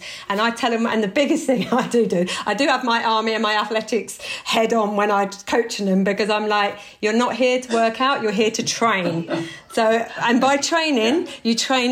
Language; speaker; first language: English; native; English